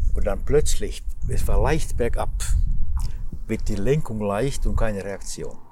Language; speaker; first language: German; non-native, fluent; Finnish